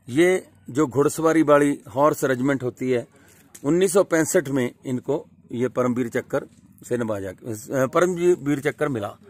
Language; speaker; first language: Hindi; non-native, local second language; Punjabi